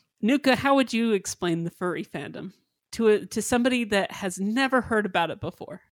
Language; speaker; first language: English; native; English